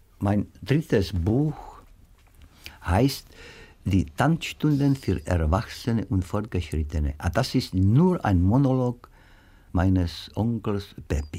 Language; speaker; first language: German; non-native, fluent; Czech